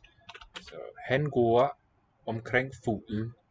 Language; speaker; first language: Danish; non-native, learner; English